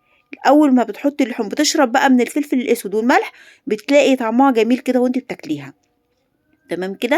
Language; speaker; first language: Arabic; native; Arabic